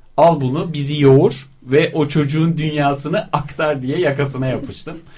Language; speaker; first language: Turkish; native; Turkish